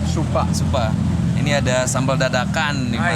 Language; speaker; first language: Indonesian; native; Indonesian